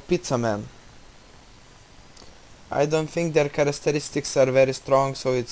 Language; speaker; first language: English; non-native, learner; Russian